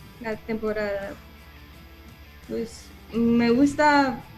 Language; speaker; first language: Spanish; early bilingual, heritage; English